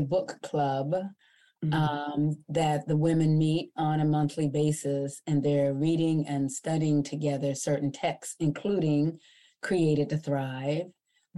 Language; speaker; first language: English; native; English